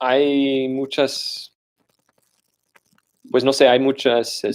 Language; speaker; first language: Spanish; non-native, fluent; English